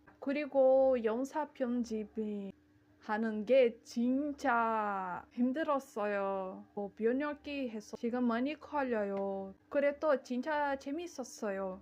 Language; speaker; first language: Korean; non-native, learner; Portuguese